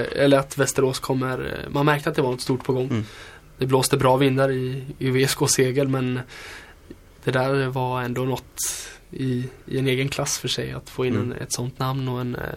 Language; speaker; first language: Swedish; native; Swedish